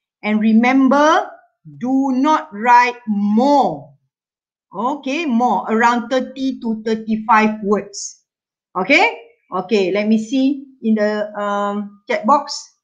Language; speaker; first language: English; non-native, local second language; Malay